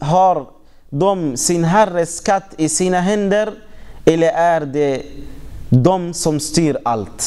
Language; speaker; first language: Swedish; non-native, fluent; Arabic